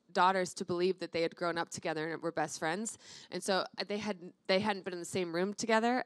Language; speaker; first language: English; native; English